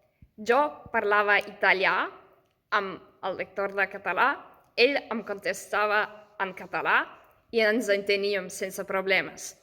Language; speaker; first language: Catalan; non-native, fluent; German